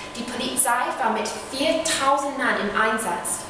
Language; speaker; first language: German; non-native, learner; English